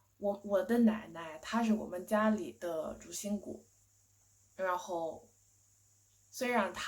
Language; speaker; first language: Chinese; non-native, fluent; English